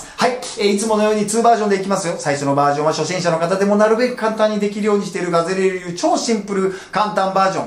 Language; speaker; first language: Japanese; native; Japanese